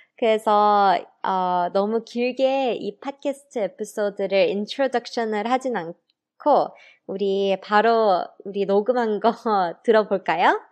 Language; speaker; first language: Korean; early bilingual, heritage; Korean